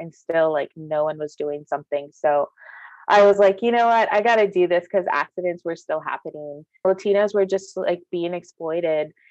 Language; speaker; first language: English; native; English